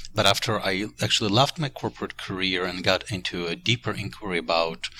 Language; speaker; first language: English; non-native, fluent; Ukrainian